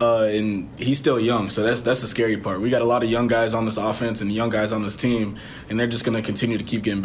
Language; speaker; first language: English; native; English